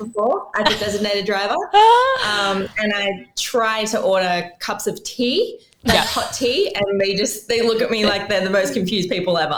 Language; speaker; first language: English; native; English